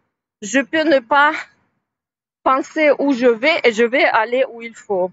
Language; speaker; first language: French; non-native, fluent; Russian